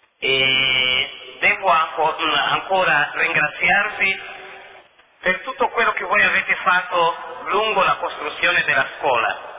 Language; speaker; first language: Italian; non-native, fluent; Portuguese